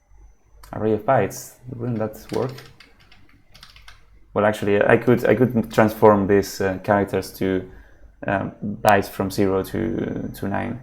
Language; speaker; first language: English; non-native, fluent; Spanish